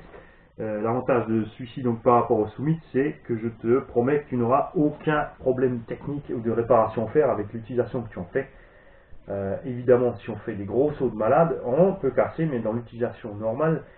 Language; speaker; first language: French; native; French